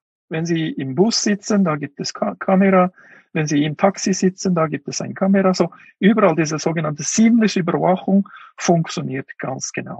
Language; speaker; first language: German; non-native, fluent; Uyghur